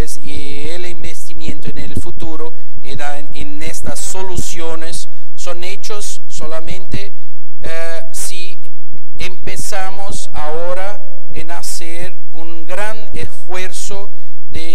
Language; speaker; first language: Spanish; non-native, fluent; Portuguese